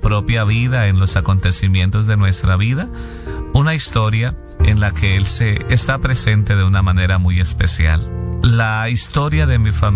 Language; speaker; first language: Spanish; native; Spanish